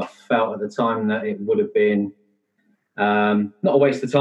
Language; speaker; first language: English; native; English